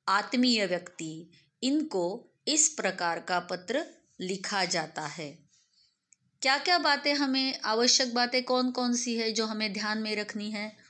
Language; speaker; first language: Hindi; non-native, local second language; Marathi